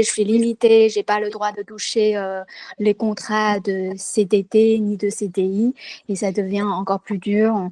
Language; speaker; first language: French; non-native, fluent; Chinese